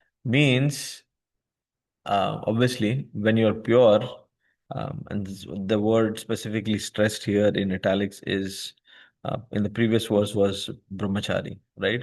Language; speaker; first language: English; non-native, local second language; Hindi